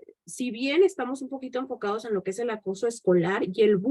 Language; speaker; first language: Spanish; native; Spanish